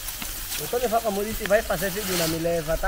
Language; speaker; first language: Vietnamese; non-native, learner; Portuguese